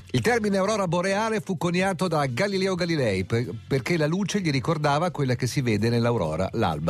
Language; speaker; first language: Italian; native; Italian